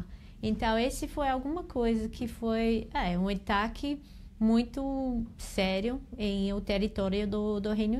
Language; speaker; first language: Portuguese; non-native, learner; English